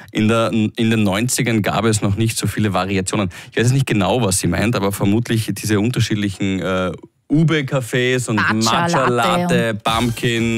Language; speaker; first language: German; native; German